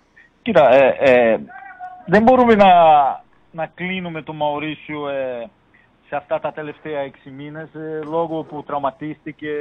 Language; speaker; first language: Greek; non-native, fluent; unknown